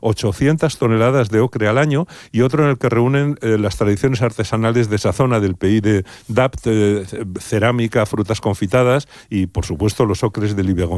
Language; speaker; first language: Spanish; native; Spanish